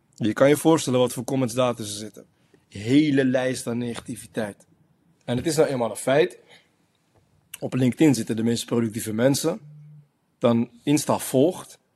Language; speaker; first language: Dutch; early bilingual, other home language; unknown